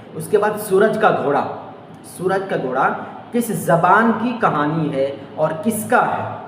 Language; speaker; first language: Urdu; native; Urdu